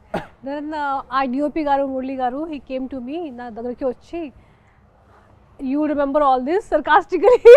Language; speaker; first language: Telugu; non-native, local second language; Hindi